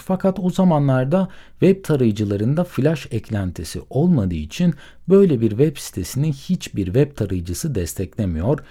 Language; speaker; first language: Turkish; native; Turkish